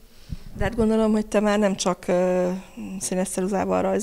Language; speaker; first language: Hungarian; native; Hungarian